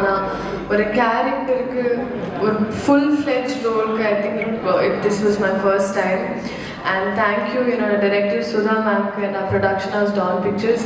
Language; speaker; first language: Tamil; non-native, fluent; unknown